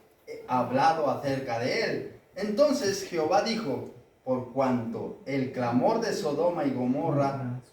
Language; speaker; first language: Spanish; native; Spanish